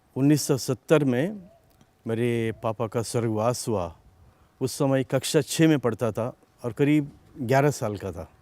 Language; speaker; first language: Hindi; non-native, local second language; Konkani